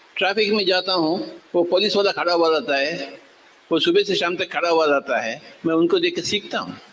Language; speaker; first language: Hindi; non-native, local second language; Telugu